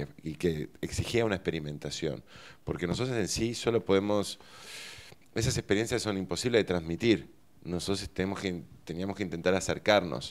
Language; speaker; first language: Spanish; native; Spanish